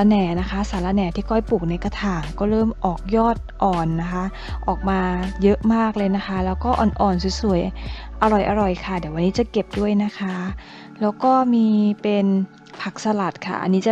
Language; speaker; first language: Thai; native; Thai